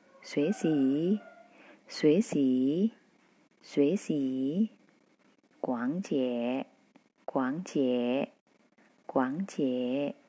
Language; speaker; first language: Chinese; non-native, fluent; Indonesian